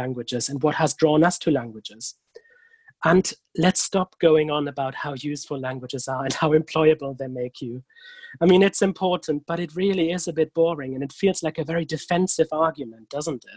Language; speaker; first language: English; non-native, fluent; German